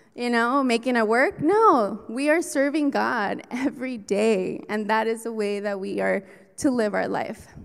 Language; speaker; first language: English; early bilingual, other home language; Spanish